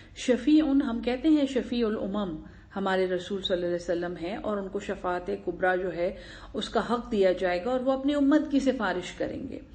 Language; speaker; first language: Urdu; non-native, local second language; Pashto